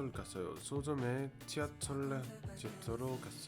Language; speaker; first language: Korean; non-native, learner; English